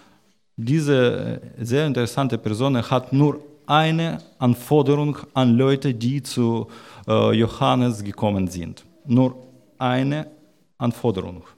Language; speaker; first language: German; non-native, learner; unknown